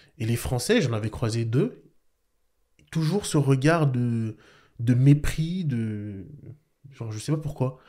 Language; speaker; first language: French; early bilingual, other home language; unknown